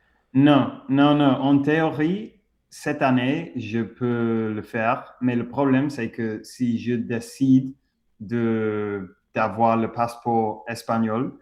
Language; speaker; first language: French; non-native, fluent; English